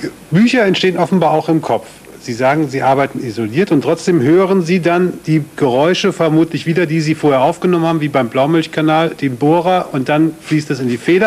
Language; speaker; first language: German; native; German